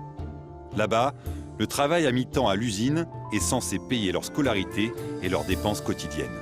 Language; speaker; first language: French; native; French